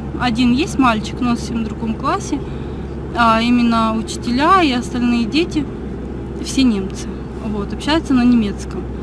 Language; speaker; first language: Russian; native; Russian